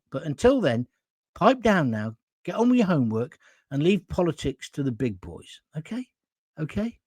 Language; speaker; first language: English; native; English